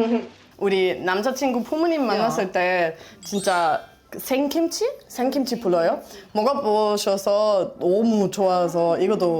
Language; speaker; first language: Korean; non-native, learner; German